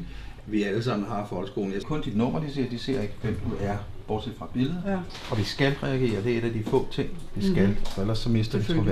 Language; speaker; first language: Danish; native; Danish